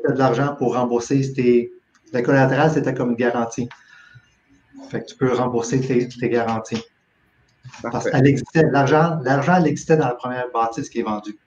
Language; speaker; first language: French; native; French